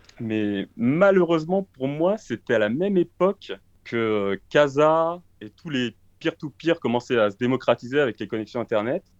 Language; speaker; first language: French; early bilingual, other home language; Portuguese